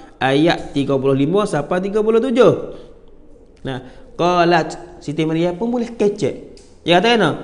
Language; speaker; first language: Malay; native; Malay